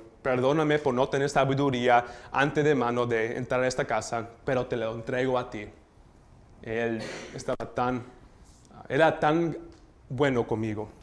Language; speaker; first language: Spanish; early bilingual, heritage; Spanish